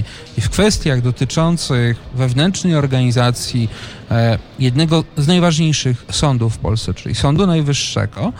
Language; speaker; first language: Polish; native; Polish